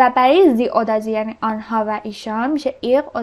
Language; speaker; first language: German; non-native, fluent; Persian